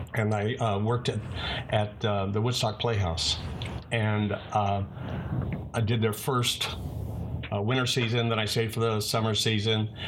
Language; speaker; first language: English; native; English